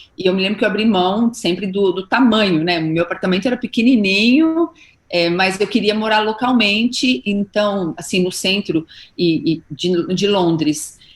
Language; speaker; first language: Portuguese; native; Portuguese